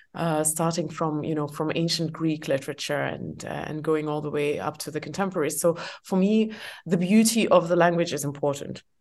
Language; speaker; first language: English; non-native, fluent; Estonian